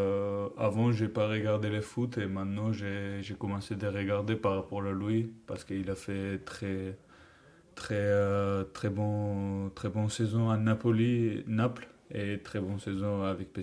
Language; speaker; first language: French; non-native, learner; Georgian